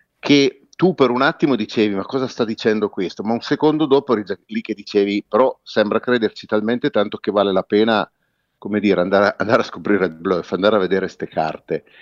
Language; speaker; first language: Italian; native; Italian